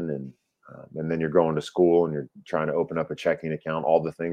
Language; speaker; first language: English; native; English